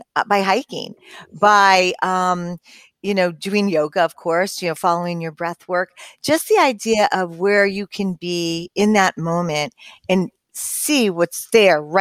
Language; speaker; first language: English; native; English